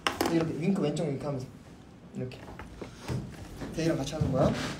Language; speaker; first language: Korean; native; Korean